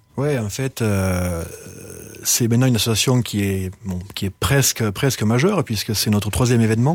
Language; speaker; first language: French; native; French